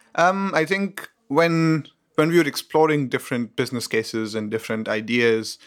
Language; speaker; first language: English; non-native, local second language; Hindi